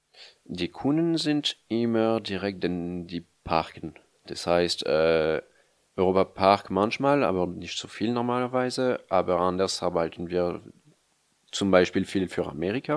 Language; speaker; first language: German; non-native, fluent; French